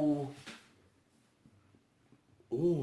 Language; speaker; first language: French; native; French